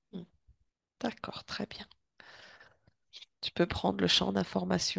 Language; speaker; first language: French; native; French